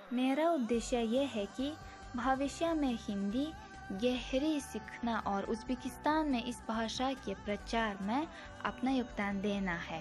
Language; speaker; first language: Hindi; non-native, learner; Uzbek